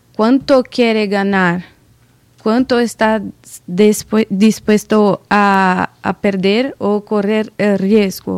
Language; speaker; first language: Spanish; non-native, learner; Portuguese